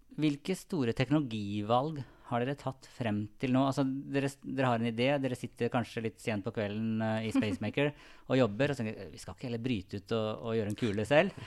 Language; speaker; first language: Norwegian; native; Norwegian